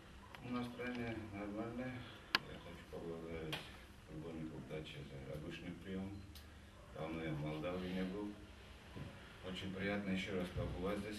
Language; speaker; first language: Russian; non-native, fluent; Georgian